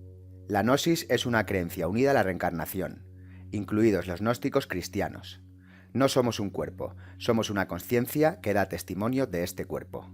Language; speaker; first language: Spanish; native; Spanish